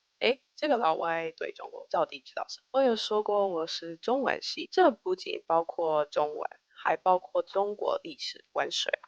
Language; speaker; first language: Chinese; non-native, fluent; English